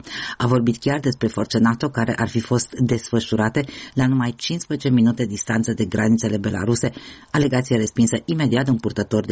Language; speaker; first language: Romanian; native; Romanian